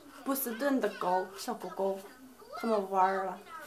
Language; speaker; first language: Chinese; non-native, learner; English